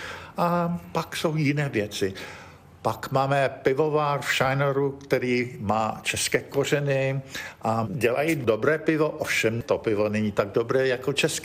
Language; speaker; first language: Czech; early bilingual, heritage; Czech